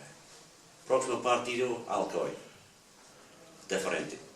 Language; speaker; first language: Spanish; non-native, learner; English